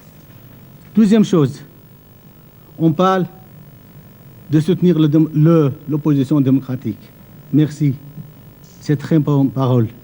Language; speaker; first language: French; non-native, fluent; Arabic